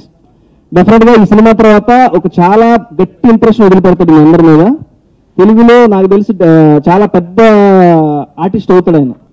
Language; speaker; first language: Telugu; native; Telugu